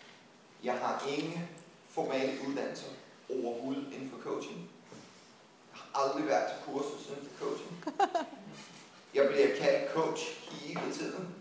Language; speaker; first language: Danish; non-native, fluent; English